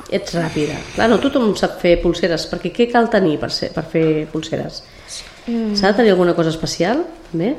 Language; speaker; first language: Catalan; native; Catalan